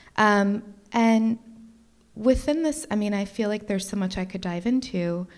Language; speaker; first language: English; native; English